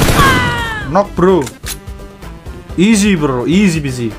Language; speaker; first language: English; non-native, learner; Indonesian